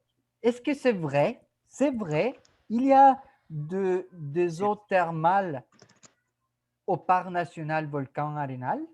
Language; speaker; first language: French; non-native, fluent; Spanish